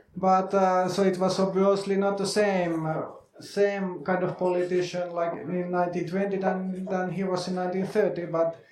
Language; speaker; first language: English; non-native, fluent; Finnish